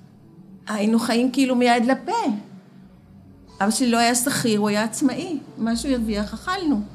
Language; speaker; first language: Hebrew; early bilingual, other home language; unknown